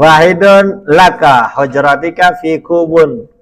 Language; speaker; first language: Arabic; non-native, fluent; Indonesian